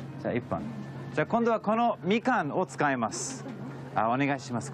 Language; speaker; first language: Japanese; early bilingual, heritage; English